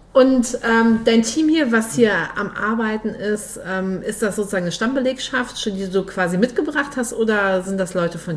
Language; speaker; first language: German; native; German